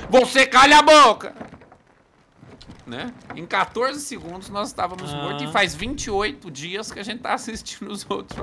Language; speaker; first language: Portuguese; native; Portuguese